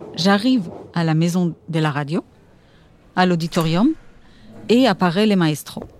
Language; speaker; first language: French; non-native, fluent; Portuguese